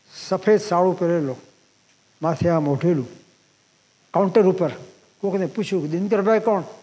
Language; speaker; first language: Gujarati; native; Gujarati